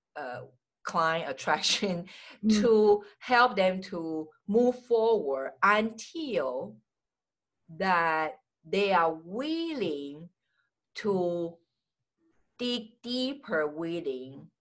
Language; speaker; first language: English; non-native, fluent; Chinese